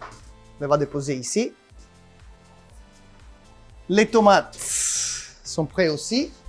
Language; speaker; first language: French; non-native, learner; Italian